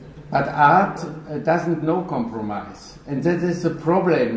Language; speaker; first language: English; non-native, fluent; German